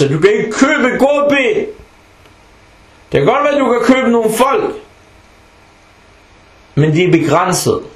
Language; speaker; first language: Danish; non-native, local second language; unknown